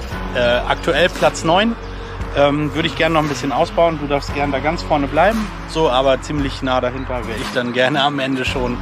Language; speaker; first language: German; native; German